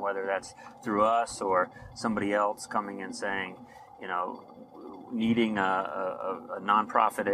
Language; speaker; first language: English; native; English